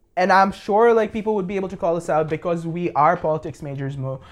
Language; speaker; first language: English; non-native, local second language; Bangla